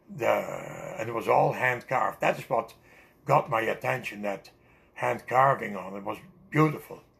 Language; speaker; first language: English; non-native, fluent; Dutch